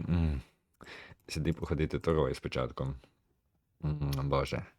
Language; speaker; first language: Ukrainian; native; Ukrainian